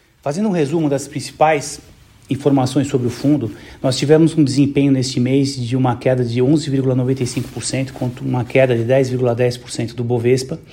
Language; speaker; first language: Portuguese; native; Portuguese